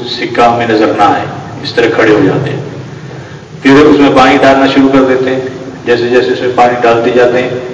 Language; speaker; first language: Urdu; non-native, local second language; Pashto